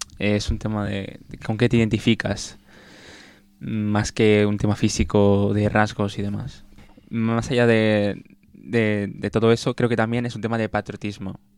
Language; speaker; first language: Spanish; early bilingual, other home language; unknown